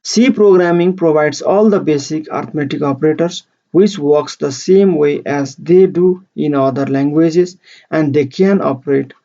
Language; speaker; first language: English; non-native, local second language; Nepali